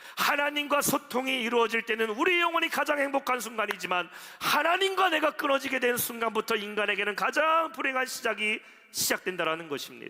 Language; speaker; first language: Korean; native; Korean